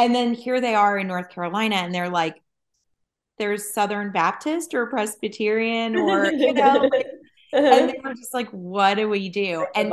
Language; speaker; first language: English; native; English